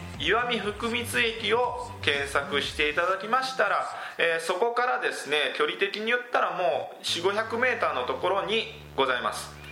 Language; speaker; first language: Japanese; native; Japanese